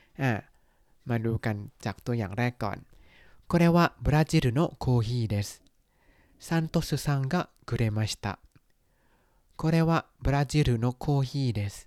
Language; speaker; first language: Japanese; non-native, fluent; Thai